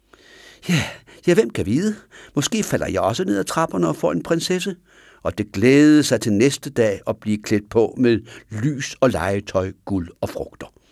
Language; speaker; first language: Danish; native; Danish